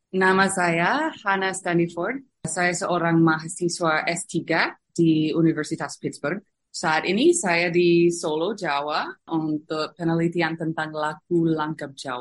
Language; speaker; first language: Indonesian; non-native, fluent; English